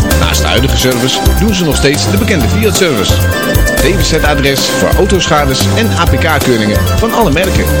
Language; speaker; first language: Dutch; native; Dutch